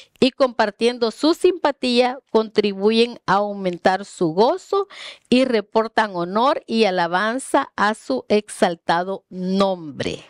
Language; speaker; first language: Spanish; native; Spanish